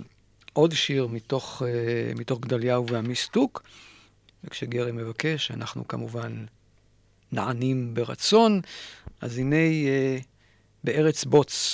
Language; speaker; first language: Hebrew; native; Hebrew